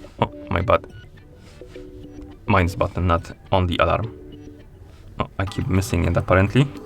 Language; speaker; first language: English; non-native, fluent; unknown